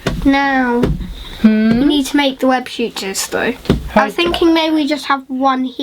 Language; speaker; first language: English; native; English